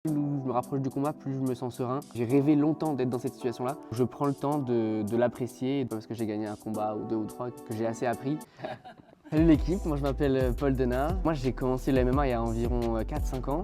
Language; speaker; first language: French; native; French